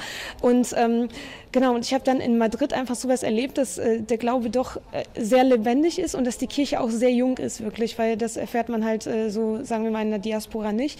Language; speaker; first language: German; early bilingual, other home language; Polish